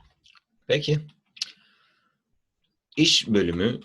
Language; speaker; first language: Turkish; non-native, fluent; Urdu